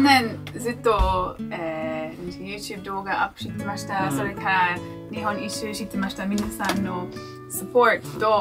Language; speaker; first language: Japanese; non-native, learner; English